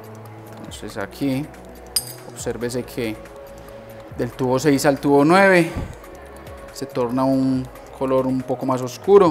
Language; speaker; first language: Spanish; native; Spanish